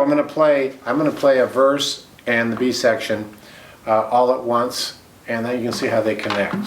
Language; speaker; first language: English; native; English